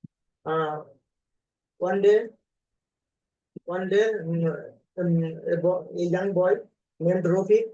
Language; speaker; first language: English; non-native, learner; Bangla